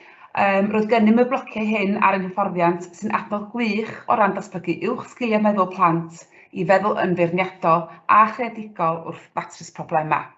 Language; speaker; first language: Welsh; native; Welsh